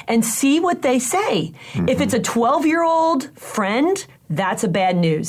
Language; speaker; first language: English; native; English